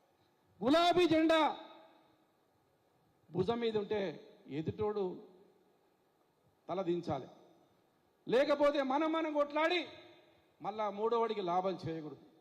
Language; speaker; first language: Telugu; native; Telugu